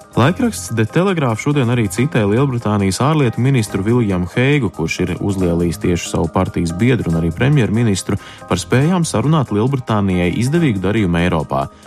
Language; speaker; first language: Latvian; early bilingual, heritage; Latvian